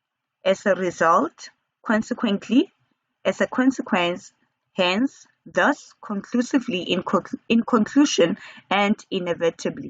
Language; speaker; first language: English; non-native, local second language; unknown